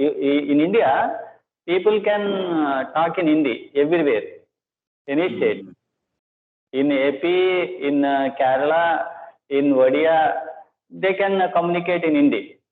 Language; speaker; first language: English; non-native, local second language; Telugu